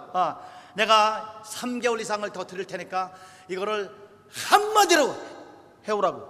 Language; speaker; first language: Korean; native; Korean